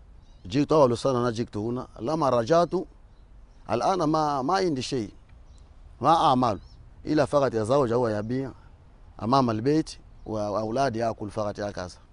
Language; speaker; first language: Arabic; non-native, learner; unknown